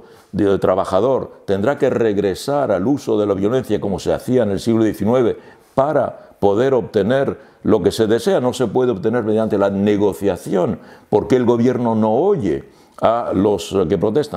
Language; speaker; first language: Spanish; native; Spanish